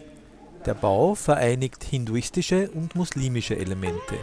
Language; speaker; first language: German; native; German